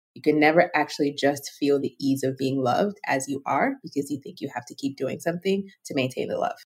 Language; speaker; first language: English; non-native, local second language; Yoruba